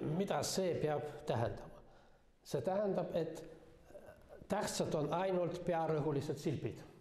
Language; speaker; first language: Estonian; non-native, local second language; Russian